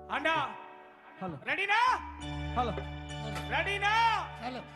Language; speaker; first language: Telugu; native; Telugu